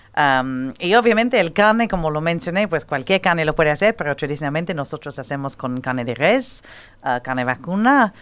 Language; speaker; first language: Spanish; non-native, fluent; English